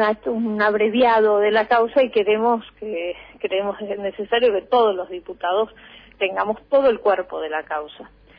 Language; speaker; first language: Spanish; native; Spanish